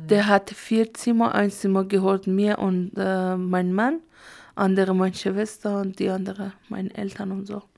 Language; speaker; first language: German; non-native, learner; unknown